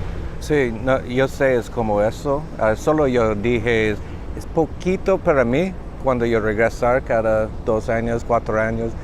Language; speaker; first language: Spanish; non-native, learner; English